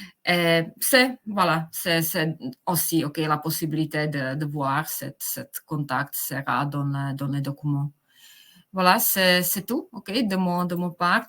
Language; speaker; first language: French; non-native, fluent; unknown